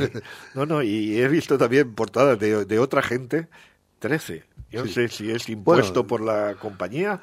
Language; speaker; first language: Spanish; native; Spanish